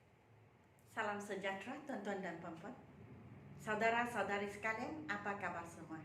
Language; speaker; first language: Malay; non-native, local second language; Min Nan Chinese